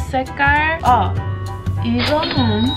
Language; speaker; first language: Korean; non-native, learner; English